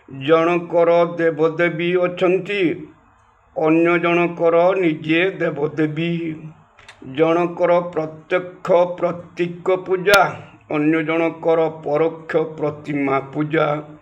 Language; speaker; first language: Odia; non-native, local second language; Santali